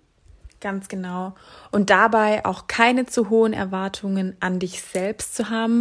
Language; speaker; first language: German; native; German